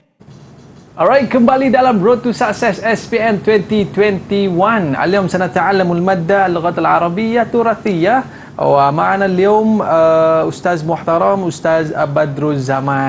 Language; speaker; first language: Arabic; non-native, fluent; Malay